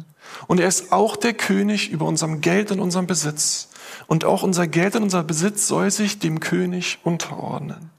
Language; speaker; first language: German; native; German